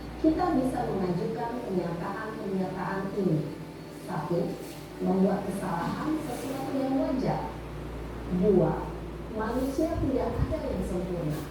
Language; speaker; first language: Indonesian; native; Indonesian